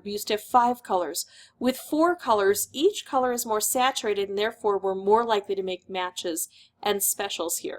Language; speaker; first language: English; native; English